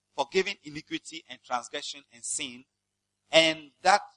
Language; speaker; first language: English; non-native, local second language; Akan